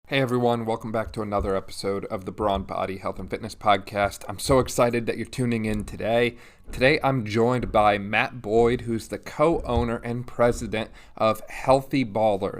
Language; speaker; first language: English; native; English